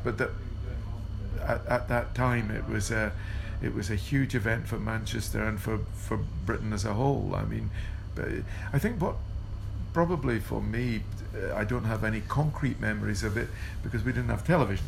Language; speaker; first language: English; native; English